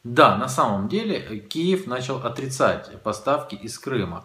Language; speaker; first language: Russian; native; Russian